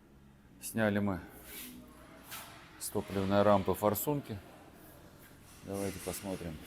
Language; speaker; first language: Russian; native; Russian